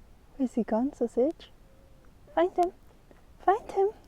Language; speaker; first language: English; native; English